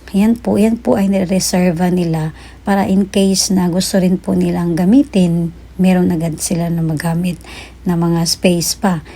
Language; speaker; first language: Filipino; native; Filipino